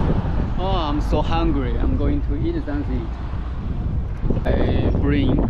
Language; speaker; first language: English; non-native, fluent; Chinese